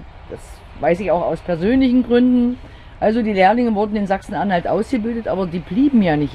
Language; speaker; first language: German; native; German